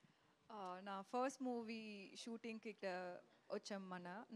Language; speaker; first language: Telugu; non-native, learner; Tamil